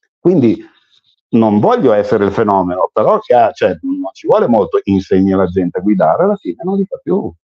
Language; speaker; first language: Italian; native; Italian